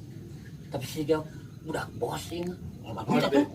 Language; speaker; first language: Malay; non-native, local second language; Sundanese